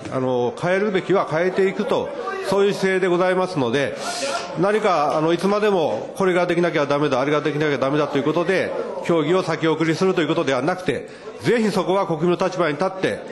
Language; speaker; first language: Japanese; native; Japanese